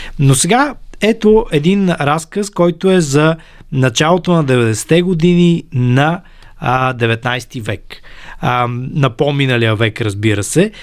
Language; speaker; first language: Bulgarian; native; Bulgarian